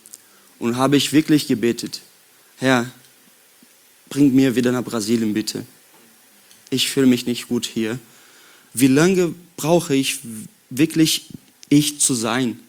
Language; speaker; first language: German; non-native, learner; Portuguese